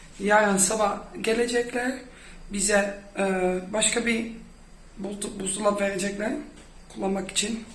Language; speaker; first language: Turkish; non-native, fluent; Dutch